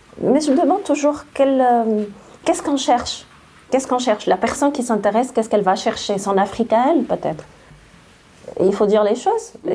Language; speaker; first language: French; non-native, local second language; Arabic